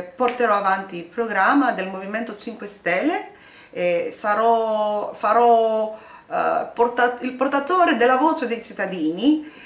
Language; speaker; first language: Italian; non-native, fluent; Greek